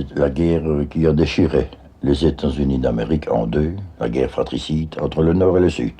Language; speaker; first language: French; native; French